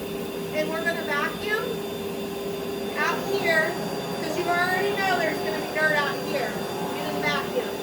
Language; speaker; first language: English; native; English